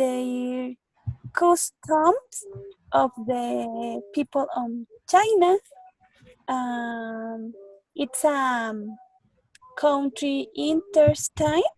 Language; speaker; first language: English; non-native, learner; Spanish